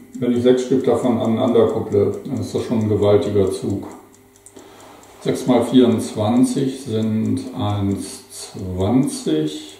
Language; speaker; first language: German; native; German